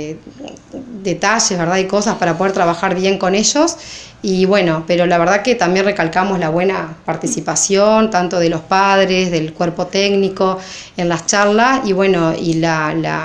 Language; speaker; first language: Spanish; native; Spanish